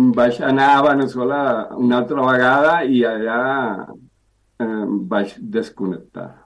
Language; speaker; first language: Catalan; early bilingual, heritage; Spanish